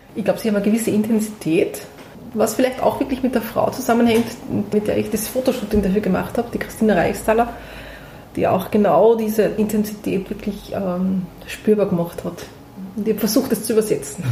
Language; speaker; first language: German; native; German